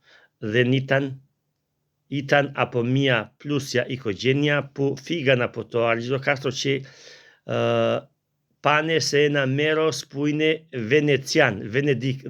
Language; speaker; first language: Greek; non-native, learner; Albanian